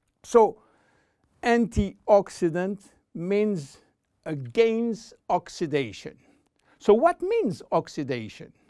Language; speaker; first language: English; non-native, fluent; French